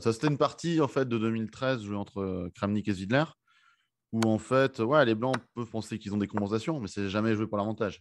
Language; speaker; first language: French; native; French